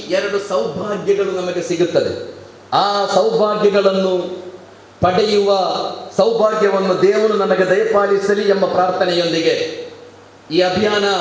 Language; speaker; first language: Kannada; non-native, local second language; Malayalam